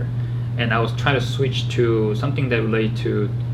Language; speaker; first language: English; non-native, fluent; Korean